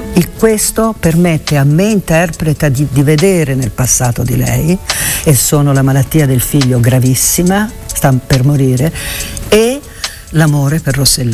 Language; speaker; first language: Italian; native; Italian